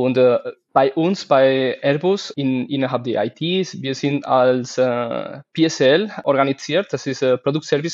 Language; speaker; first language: German; non-native, learner; Spanish